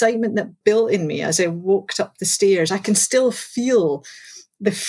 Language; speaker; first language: English; native; English